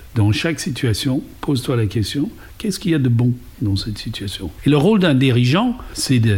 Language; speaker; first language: French; non-native, fluent; English